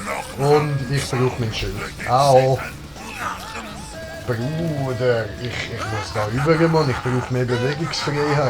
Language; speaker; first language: German; native; German